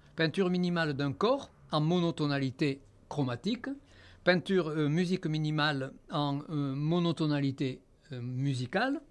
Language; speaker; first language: French; native; French